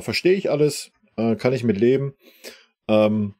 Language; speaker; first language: German; native; German